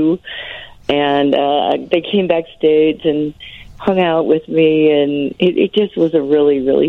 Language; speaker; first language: English; native; English